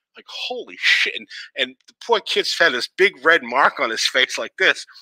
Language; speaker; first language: English; native; English